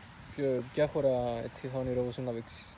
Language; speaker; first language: Greek; native; Greek